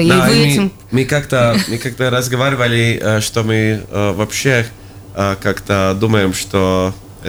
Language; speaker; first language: Russian; non-native, local second language; Latvian